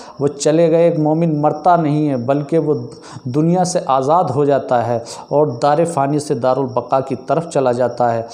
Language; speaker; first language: Urdu; native; Urdu